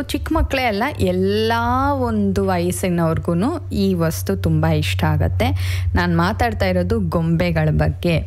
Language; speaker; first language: Kannada; native; Kannada